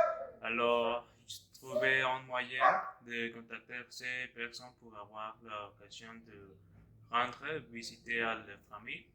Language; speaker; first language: French; non-native, learner; Spanish